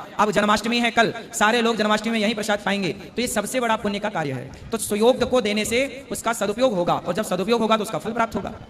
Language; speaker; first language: Hindi; native; Hindi